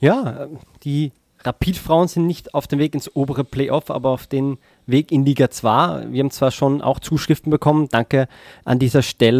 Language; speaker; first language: German; native; German